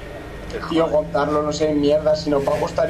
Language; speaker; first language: Spanish; native; Spanish